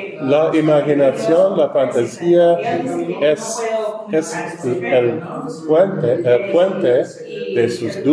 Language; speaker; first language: Spanish; non-native, learner; English